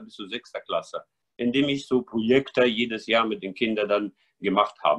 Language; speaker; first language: German; non-native, fluent; Arabic